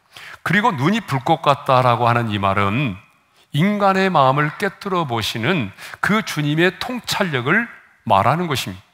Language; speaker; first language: Korean; native; Korean